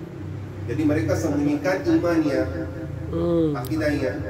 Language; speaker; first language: Indonesian; non-native, fluent; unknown